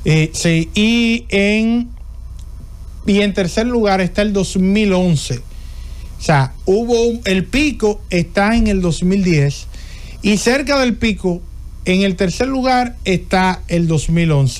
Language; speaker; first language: Spanish; native; Spanish